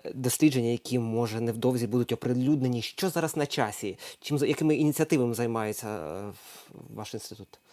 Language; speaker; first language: Ukrainian; native; Ukrainian